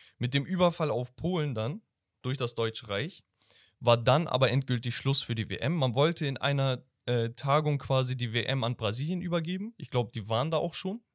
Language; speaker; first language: German; early bilingual, other home language; Turkish